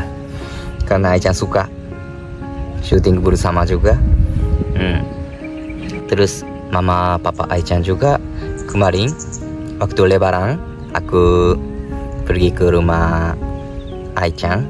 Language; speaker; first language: Indonesian; non-native, fluent; Japanese